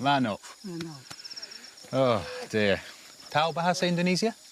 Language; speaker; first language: Indonesian; non-native, learner; English